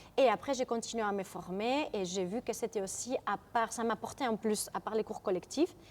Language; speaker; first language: French; non-native, fluent; Spanish